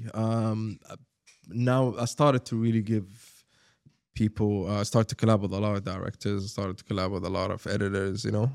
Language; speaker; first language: English; non-native, fluent; Arabic